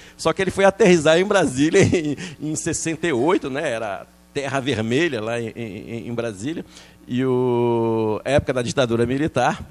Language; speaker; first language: Portuguese; early bilingual, other home language; French